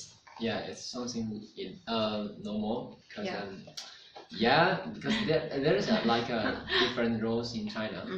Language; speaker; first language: English; non-native, learner; Chinese